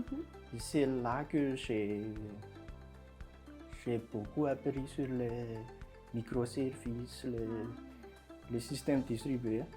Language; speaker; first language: French; non-native, local second language; Malagasy